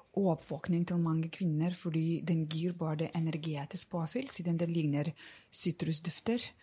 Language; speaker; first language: Norwegian; non-native, fluent; Lithuanian